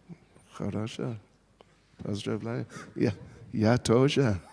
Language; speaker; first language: Russian; non-native, learner; English